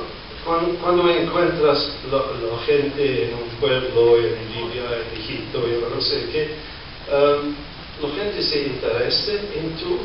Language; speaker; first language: Spanish; non-native, learner; English